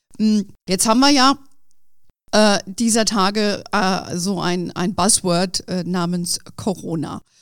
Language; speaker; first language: German; native; German